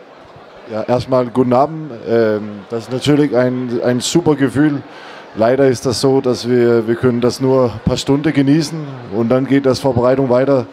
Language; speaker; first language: German; non-native, fluent; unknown